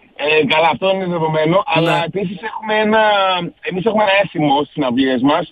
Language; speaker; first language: Greek; native; Greek